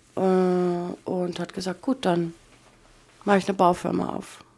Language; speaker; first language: German; native; German